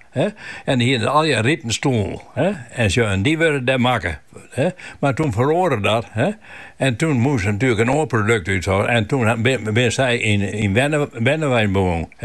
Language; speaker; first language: Dutch; non-native, local second language; Western Frisian